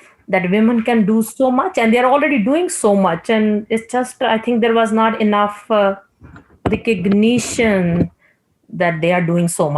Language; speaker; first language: English; non-native, local second language; Punjabi